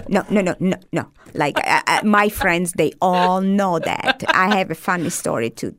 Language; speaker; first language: English; non-native, fluent; Italian